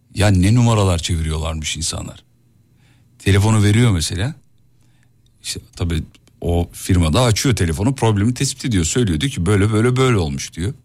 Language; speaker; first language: Turkish; native; Turkish